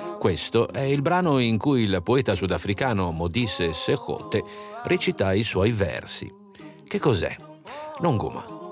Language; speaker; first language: Italian; native; Italian